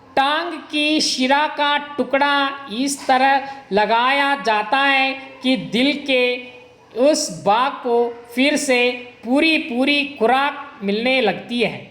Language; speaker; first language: Hindi; non-native, local second language; Kannada